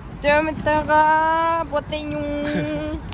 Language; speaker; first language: Korean; non-native, learner; Russian